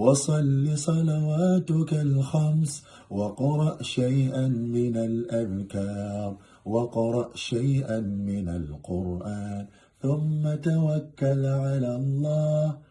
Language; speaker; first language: Arabic; non-native, learner; Kyrgyz